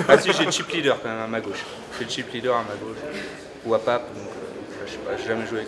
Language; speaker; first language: French; native; French